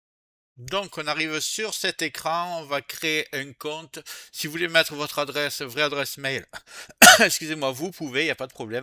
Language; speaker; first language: French; native; French